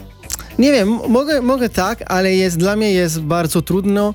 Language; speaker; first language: Polish; non-native, learner; Italian